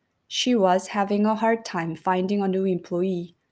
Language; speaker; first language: English; non-native, fluent; Korean